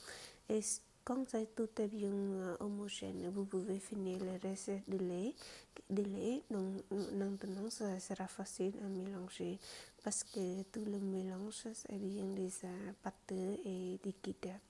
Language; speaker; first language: French; non-native, fluent; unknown